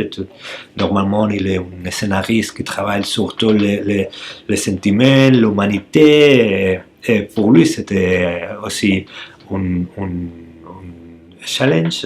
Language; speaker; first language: French; non-native, learner; Spanish